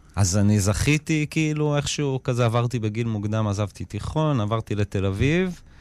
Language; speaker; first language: Hebrew; native; Hebrew